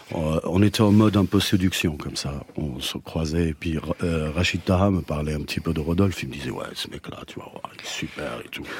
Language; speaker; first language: French; native; French